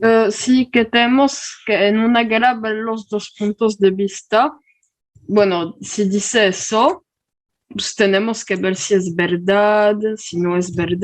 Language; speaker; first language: Spanish; early bilingual, heritage; Spanish